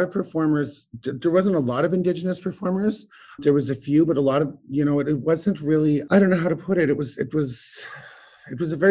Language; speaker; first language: English; native; English